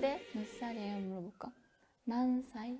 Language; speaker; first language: Korean; non-native, fluent; Japanese